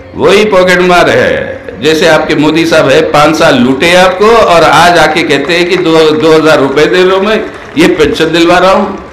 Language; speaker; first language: Hindi; non-native, local second language; Telugu